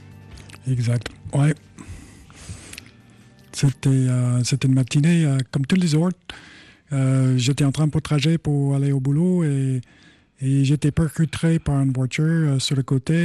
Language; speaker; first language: French; non-native, fluent; English